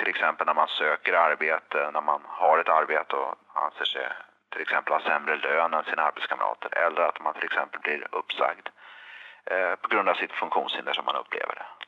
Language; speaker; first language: Swedish; native; Swedish